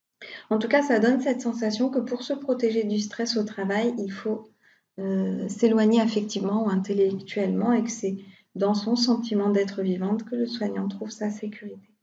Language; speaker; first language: French; native; French